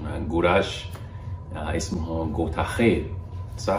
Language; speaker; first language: Arabic; non-native, learner; English